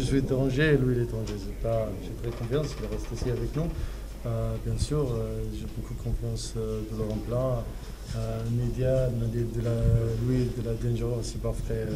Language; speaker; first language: French; non-native, learner; Arabic